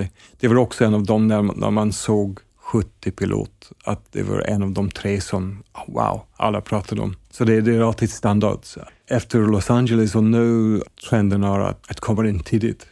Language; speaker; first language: Swedish; non-native, fluent; English